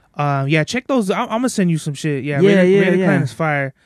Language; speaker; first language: English; native; English